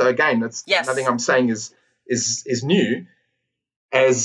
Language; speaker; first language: English; native; English